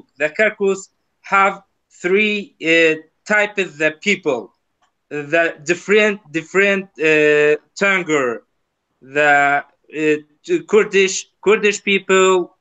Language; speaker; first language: English; non-native, learner; Kurdish